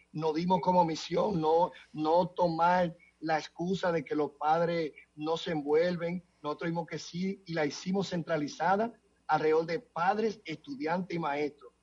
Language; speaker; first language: Spanish; native; Spanish